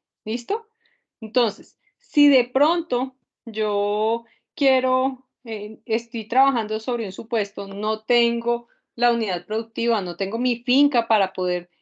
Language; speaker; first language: Spanish; native; Spanish